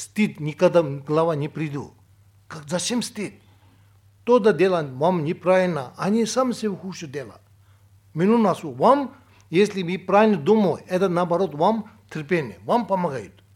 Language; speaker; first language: Russian; non-native, learner; Tibetan